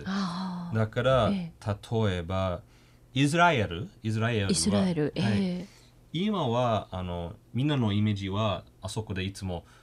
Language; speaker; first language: Japanese; non-native, fluent; English